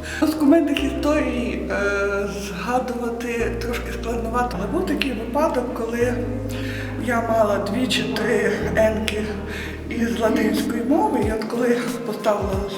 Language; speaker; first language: Ukrainian; native; Ukrainian